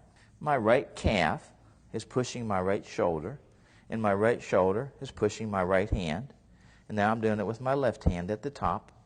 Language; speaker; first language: English; native; English